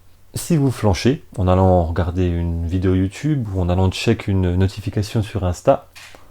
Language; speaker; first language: French; native; French